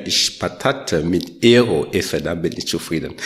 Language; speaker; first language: German; non-native, learner; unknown